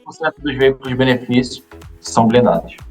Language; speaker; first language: Portuguese; native; Portuguese